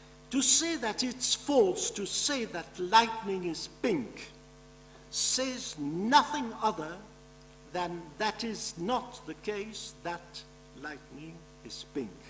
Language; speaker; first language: English; non-native, fluent; French